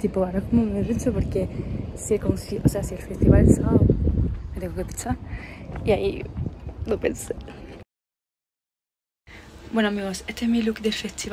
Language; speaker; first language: Spanish; native; Spanish